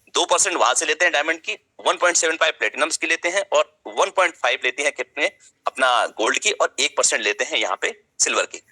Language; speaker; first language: Hindi; native; Hindi